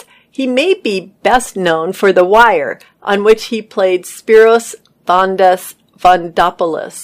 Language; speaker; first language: English; native; English